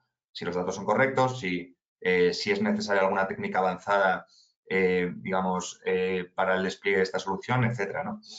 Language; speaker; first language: Spanish; native; Spanish